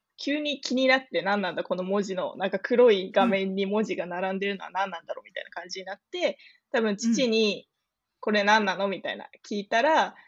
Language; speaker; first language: Japanese; native; Japanese